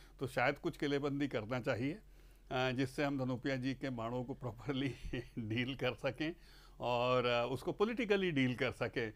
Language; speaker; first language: Hindi; native; Hindi